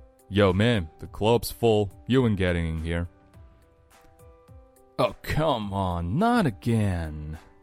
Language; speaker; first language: English; non-native, fluent; Chinese